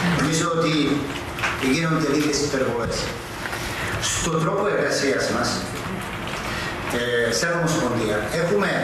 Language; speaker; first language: Greek; non-native, fluent; Serbian